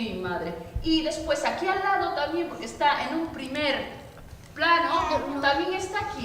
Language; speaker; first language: Spanish; native; Spanish